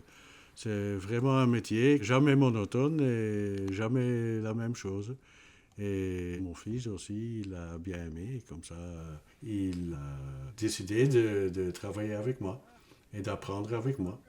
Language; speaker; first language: French; non-native, fluent; Dutch